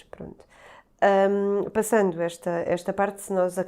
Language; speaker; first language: Portuguese; native; Portuguese